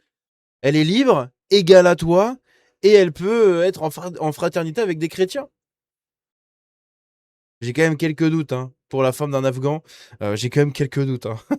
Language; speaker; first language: French; native; French